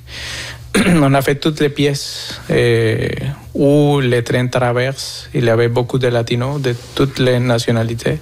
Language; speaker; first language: French; non-native, fluent; Spanish